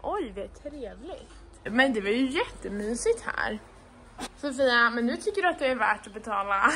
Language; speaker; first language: Swedish; native; Swedish